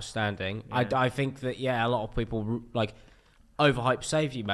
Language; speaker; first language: English; native; English